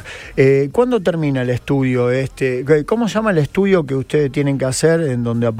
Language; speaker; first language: Spanish; native; Spanish